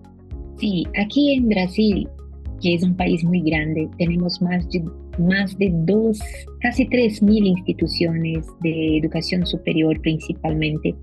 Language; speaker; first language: Spanish; non-native, fluent; Portuguese